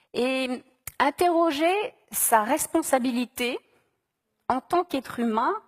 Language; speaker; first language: French; native; French